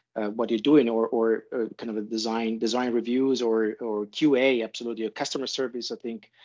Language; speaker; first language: English; non-native, fluent; Italian